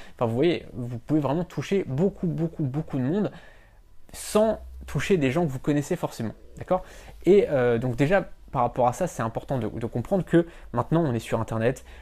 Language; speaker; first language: French; native; French